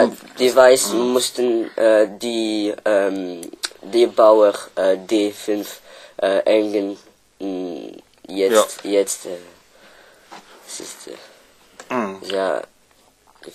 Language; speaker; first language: German; non-native, learner; French